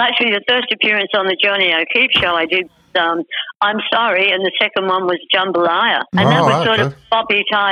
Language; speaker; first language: English; native; English